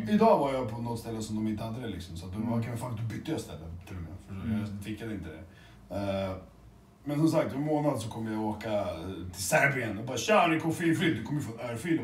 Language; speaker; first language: Swedish; early bilingual, other home language; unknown